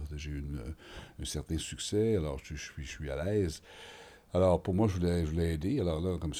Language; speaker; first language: French; native; French